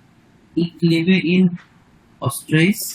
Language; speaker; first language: German; non-native, learner; Bangla